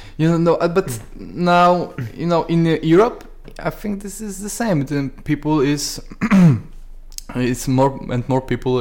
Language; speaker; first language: English; non-native, learner; Polish